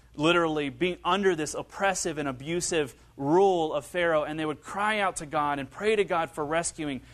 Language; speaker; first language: English; native; English